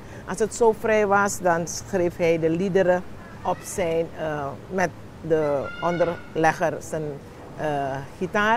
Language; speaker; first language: Dutch; non-native, local second language; Javanese